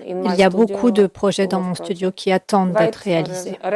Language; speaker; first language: French; non-native, fluent; Ukrainian